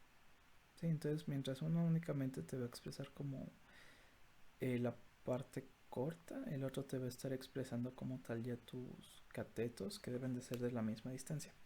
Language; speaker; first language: Spanish; native; Spanish